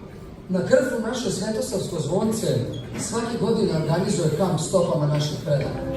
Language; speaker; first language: Bosnian; native; Bosnian